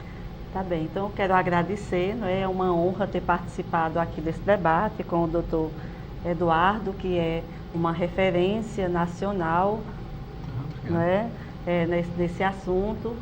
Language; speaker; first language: Portuguese; native; Portuguese